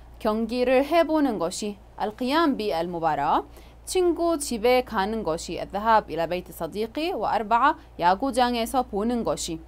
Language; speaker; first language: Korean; non-native, fluent; Arabic